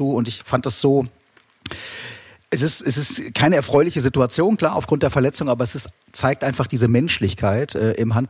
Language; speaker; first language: German; native; German